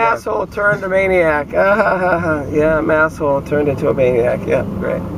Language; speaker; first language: English; native; English